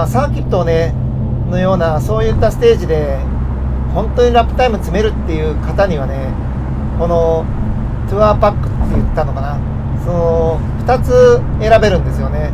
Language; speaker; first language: Japanese; native; Japanese